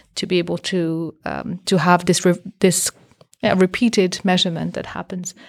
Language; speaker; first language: English; non-native, fluent; French